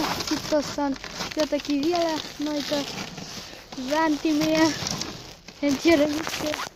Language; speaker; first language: Finnish; early bilingual, other home language; Russian